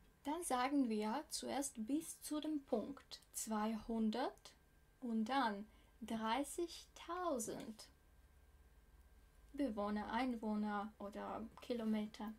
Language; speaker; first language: German; non-native, fluent; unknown